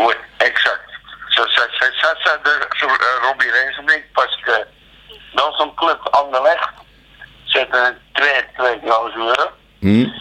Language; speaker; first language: French; non-native, learner; Dutch